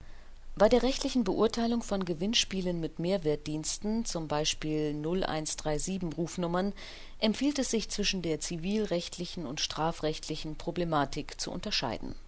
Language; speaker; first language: German; native; German